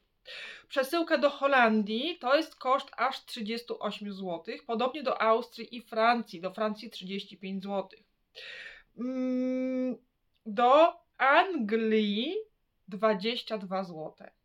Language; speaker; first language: Polish; native; Polish